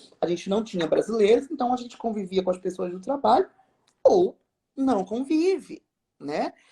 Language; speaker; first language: Portuguese; native; Portuguese